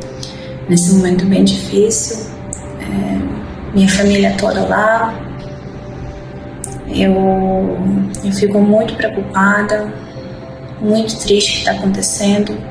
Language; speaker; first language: Portuguese; non-native, fluent; Ukrainian